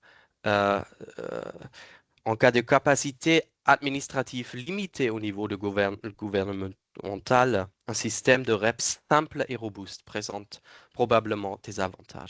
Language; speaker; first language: French; non-native, fluent; German